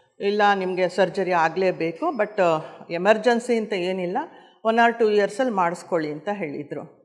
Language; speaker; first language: Kannada; native; Kannada